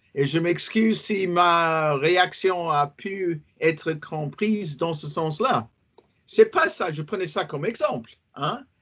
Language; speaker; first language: French; non-native, fluent; English